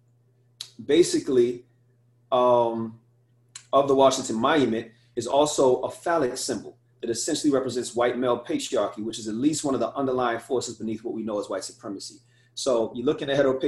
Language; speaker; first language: English; native; English